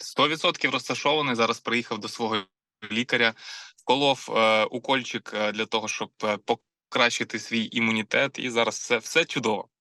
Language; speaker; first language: Ukrainian; non-native, local second language; Russian